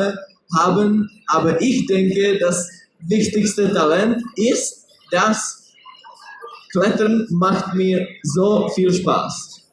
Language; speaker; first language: German; non-native, learner; Czech